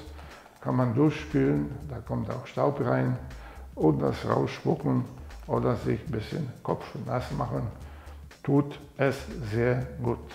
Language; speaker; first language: German; non-native, fluent; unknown